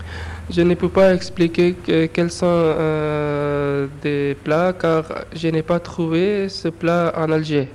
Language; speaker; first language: French; non-native, learner; Urdu